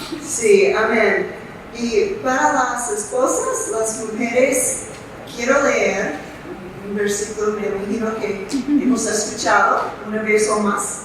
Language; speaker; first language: Spanish; non-native, fluent; English